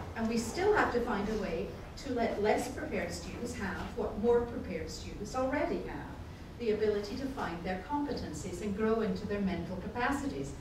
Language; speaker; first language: English; native; English